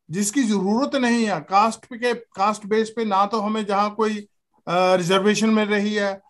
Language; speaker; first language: Hindi; native; Hindi